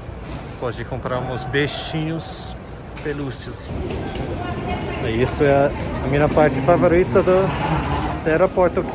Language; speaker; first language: Portuguese; non-native, fluent; English